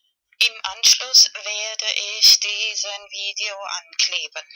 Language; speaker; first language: German; non-native, fluent; Spanish